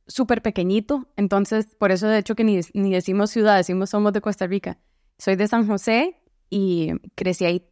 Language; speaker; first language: Spanish; native; Spanish